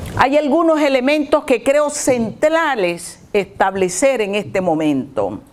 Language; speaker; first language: Spanish; native; Spanish